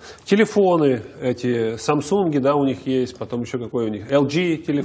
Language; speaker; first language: Russian; native; Russian